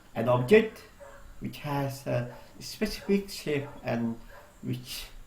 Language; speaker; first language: English; non-native, local second language; Sinhala